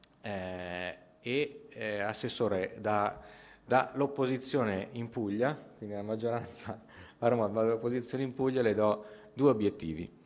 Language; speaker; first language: Italian; native; Italian